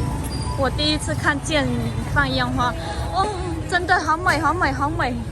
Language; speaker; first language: Chinese; non-native, learner; Vietnamese